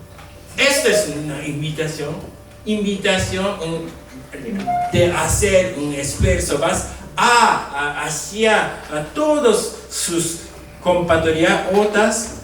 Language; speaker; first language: Spanish; non-native, fluent; Japanese